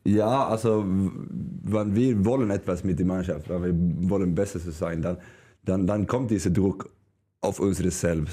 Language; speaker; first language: German; non-native, learner; Swedish